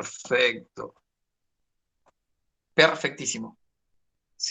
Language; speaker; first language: Spanish; native; Spanish